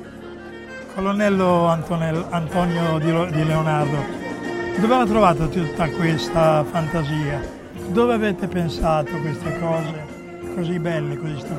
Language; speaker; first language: Italian; native; Italian